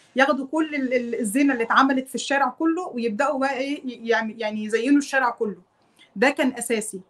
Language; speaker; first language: Arabic; native; Arabic